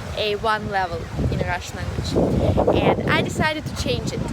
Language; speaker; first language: English; non-native, fluent; Russian